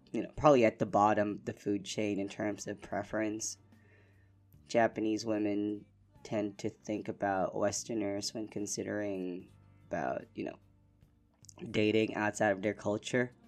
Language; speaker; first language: English; non-native, local second language; Filipino